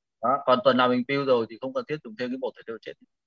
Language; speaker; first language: Vietnamese; native; Vietnamese